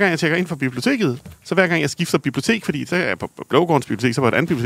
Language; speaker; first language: Danish; native; Danish